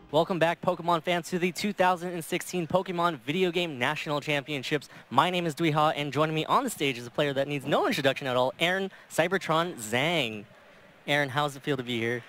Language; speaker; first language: English; native; English